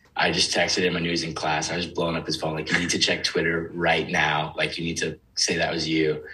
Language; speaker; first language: English; native; English